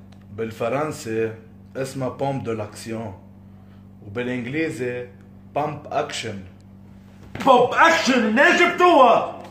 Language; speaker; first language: Arabic; native; Arabic